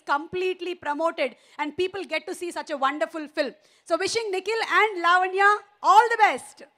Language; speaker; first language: Telugu; native; Telugu